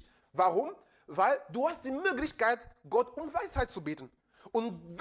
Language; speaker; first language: German; non-native, fluent; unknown